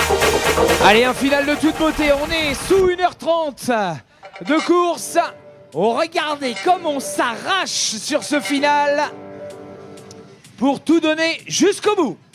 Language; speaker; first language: French; native; French